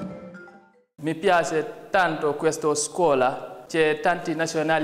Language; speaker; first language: Italian; non-native, learner; Wolof